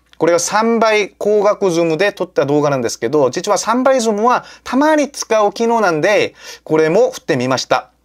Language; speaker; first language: Japanese; non-native, fluent; Korean